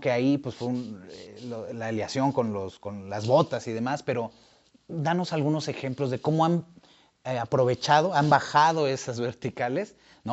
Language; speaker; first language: Spanish; native; Spanish